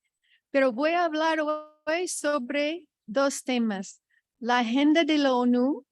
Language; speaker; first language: Spanish; non-native, fluent; English